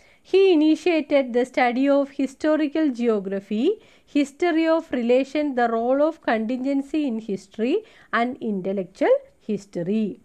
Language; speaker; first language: English; non-native, local second language; Malayalam